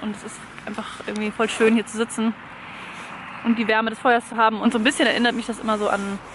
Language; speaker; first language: German; native; German